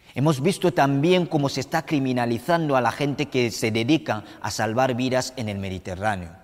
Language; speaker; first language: Spanish; non-native, fluent; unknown